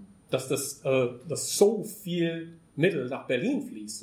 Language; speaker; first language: German; non-native, fluent; English